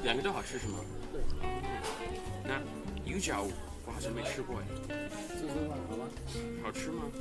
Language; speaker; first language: Chinese; non-native, fluent; English